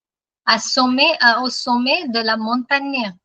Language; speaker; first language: French; non-native, fluent; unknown